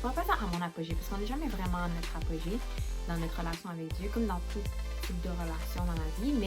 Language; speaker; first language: French; native; French